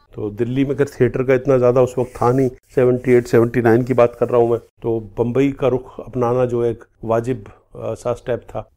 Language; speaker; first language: Hindi; native; Hindi